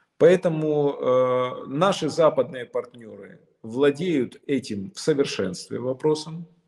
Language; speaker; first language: Russian; native; Russian